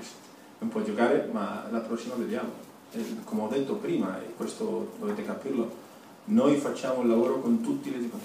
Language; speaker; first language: Italian; non-native, fluent; Spanish